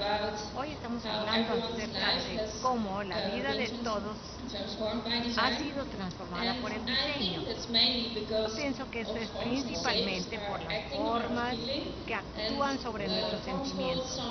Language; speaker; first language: Spanish; non-native, fluent; Dutch